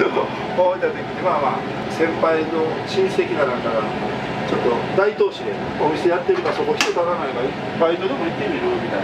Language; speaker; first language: Japanese; native; Japanese